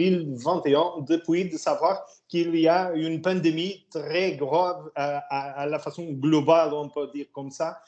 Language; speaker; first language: French; non-native, learner; Portuguese